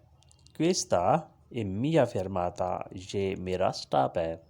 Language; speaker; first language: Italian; non-native, learner; Urdu